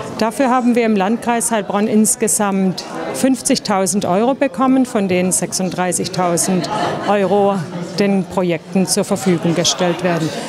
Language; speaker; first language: German; native; German